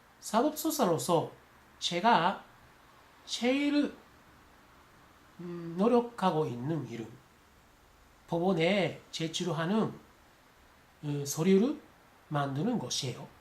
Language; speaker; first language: Korean; non-native, learner; Japanese